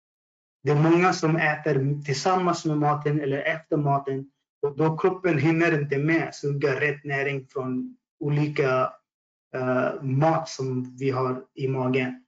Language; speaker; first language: Swedish; non-native, fluent; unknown